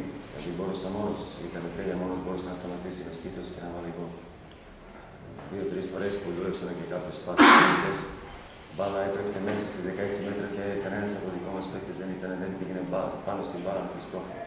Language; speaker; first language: Greek; non-native, learner; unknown